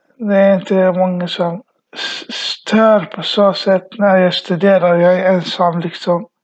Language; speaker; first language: Swedish; early bilingual, other home language; Arabic